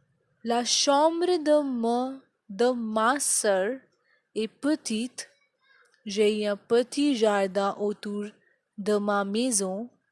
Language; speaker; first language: French; non-native, fluent; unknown